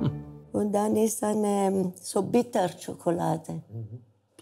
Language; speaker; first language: German; non-native, learner; Spanish